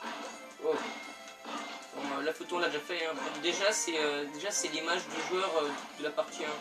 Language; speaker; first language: French; native; French